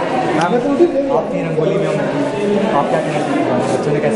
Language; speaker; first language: Hindi; native; Hindi